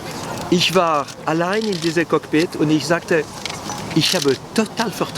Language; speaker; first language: German; non-native, local second language; French